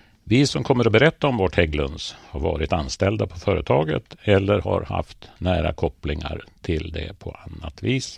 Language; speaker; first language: Swedish; native; Swedish